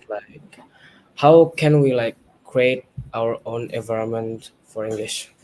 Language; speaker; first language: English; non-native, learner; Indonesian